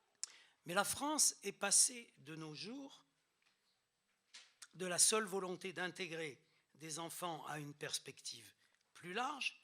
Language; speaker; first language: French; native; French